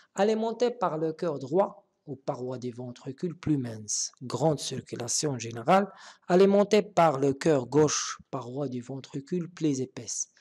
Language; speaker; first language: French; non-native, local second language; Arabic